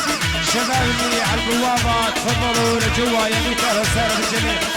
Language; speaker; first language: Arabic; native; Arabic